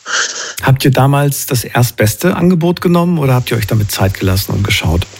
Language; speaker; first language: German; native; German